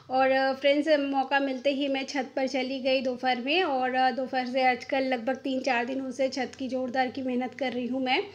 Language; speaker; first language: Hindi; non-native, local second language; Bangla